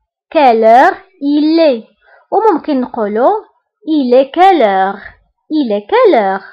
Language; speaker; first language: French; non-native, local second language; Arabic